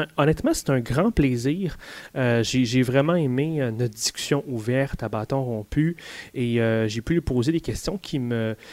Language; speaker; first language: French; native; French